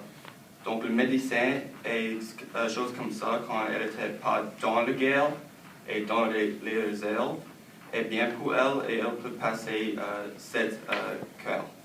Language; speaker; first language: French; non-native, learner; English